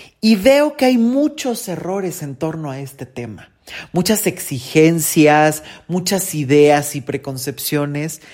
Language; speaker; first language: Spanish; native; Spanish